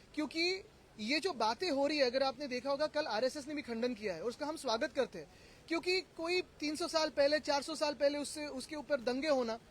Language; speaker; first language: Hindi; non-native, local second language; Marathi